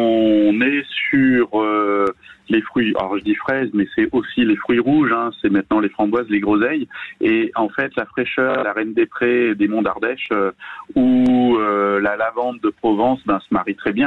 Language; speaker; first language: French; native; French